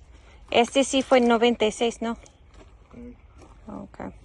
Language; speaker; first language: Spanish; early bilingual, heritage; English